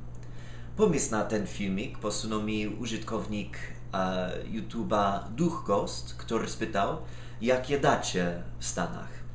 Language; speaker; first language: Polish; non-native, fluent; English